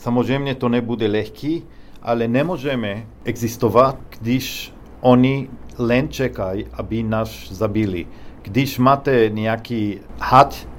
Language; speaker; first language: Czech; non-native, learner; Hebrew